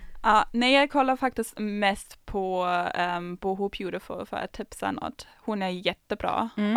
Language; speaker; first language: Swedish; non-native, fluent; German